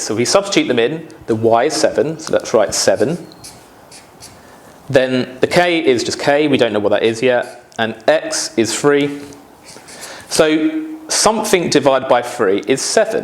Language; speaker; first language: English; native; English